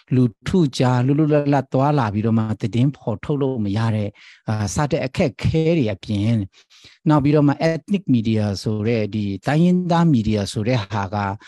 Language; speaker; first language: Burmese; non-native, local second language; Shan